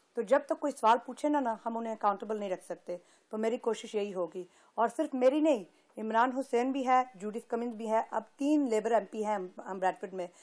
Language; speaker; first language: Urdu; early bilingual, heritage; Urdu